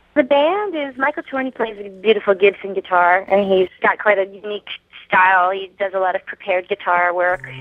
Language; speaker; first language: English; native; English